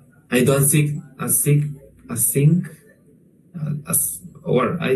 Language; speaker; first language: English; non-native, learner; Spanish